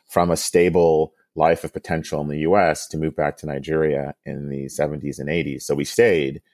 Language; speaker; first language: English; early bilingual, other home language; Yoruba